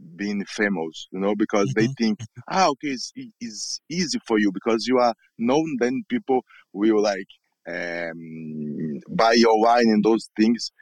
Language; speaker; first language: English; non-native, learner; Portuguese